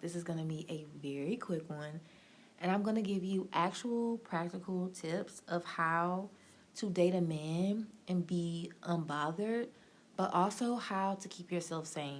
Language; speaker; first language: English; native; English